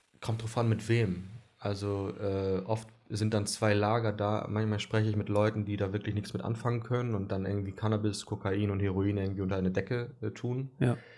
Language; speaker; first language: German; early bilingual, other home language; Greek